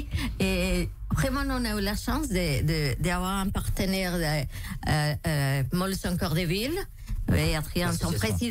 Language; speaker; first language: French; non-native, local second language; Spanish